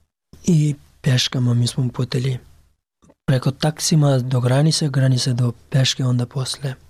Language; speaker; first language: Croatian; non-native, learner; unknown